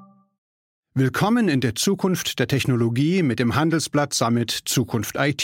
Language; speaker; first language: German; native; German